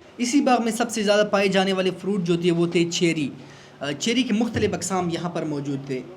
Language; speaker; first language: Urdu; non-native, local second language; Pashto